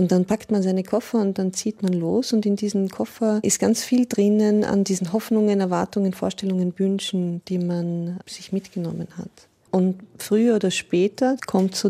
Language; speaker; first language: German; native; German